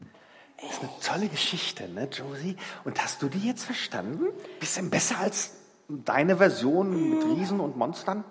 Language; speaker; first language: German; native; German